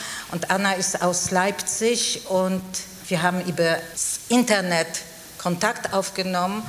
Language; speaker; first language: German; non-native, fluent; Polish